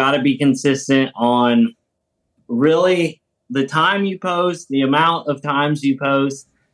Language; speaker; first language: English; native; English